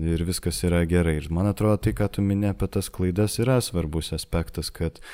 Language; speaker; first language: Lithuanian; native; Lithuanian